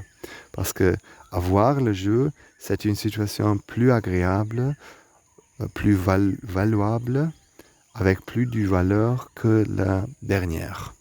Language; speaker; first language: French; non-native, learner; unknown